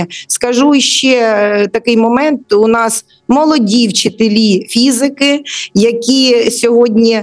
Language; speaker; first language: Ukrainian; native; Ukrainian